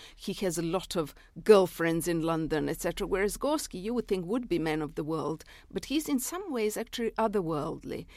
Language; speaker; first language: English; non-native, fluent; Serbian